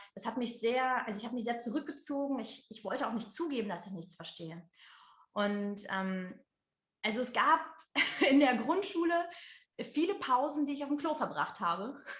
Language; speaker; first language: German; early bilingual, other home language; Russian